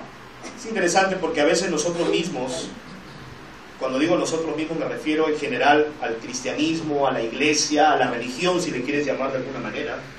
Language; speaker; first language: Spanish; native; Spanish